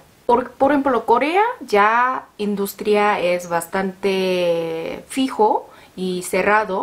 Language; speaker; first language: Spanish; non-native, learner; Korean